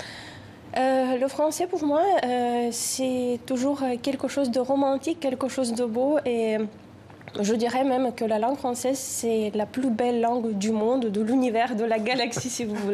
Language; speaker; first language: French; non-native, fluent; Ukrainian